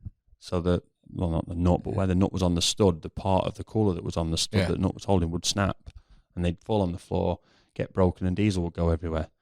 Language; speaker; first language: English; native; English